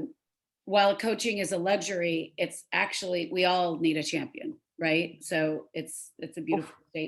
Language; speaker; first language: English; native; English